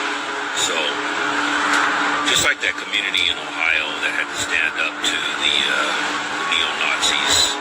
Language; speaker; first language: English; native; English